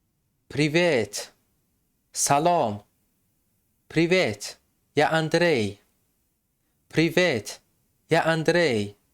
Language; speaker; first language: Russian; non-native, fluent; Tajik